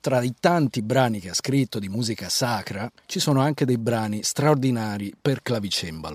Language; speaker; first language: Italian; native; Italian